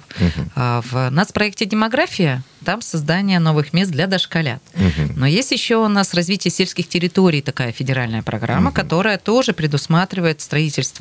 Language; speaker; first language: Russian; native; Russian